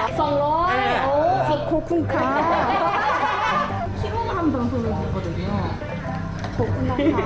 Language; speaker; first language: Thai; non-native, learner; Korean